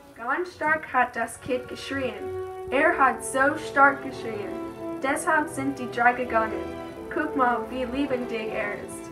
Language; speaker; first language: German; non-native, learner; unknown